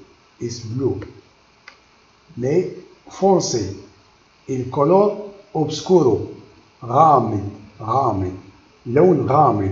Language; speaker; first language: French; non-native, local second language; Arabic